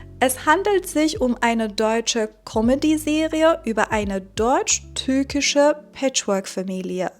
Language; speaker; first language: German; non-native, fluent; Persian